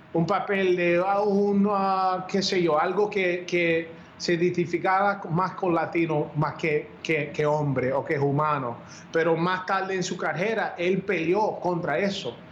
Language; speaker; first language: Spanish; early bilingual, heritage; Spanish